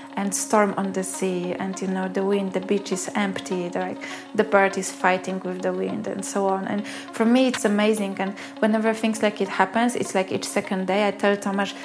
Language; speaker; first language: English; non-native, fluent; Polish